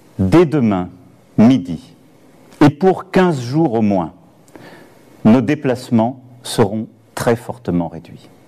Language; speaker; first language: French; native; French